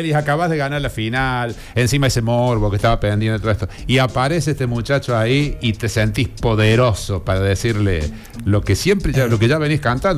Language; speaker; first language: Spanish; native; Spanish